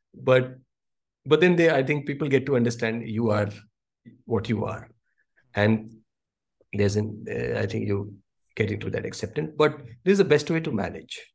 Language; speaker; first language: English; non-native, local second language; Hindi